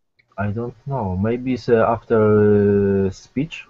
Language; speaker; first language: English; non-native, learner; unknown